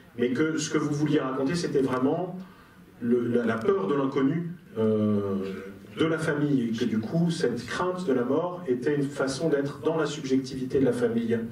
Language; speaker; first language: French; native; French